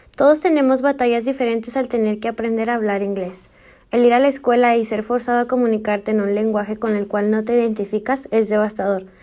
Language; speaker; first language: Spanish; early bilingual, heritage; Spanish